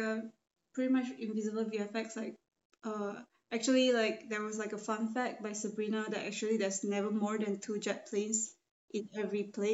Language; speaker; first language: English; non-native, local second language; Chinese